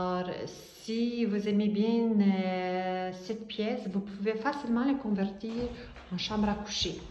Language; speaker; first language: French; non-native, fluent; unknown